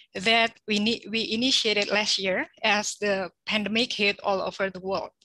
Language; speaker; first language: English; non-native, fluent; Indonesian